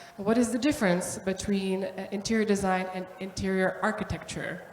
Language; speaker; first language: English; non-native, fluent; Slovak